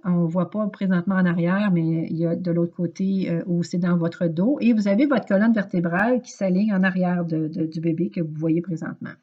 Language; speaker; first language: French; native; French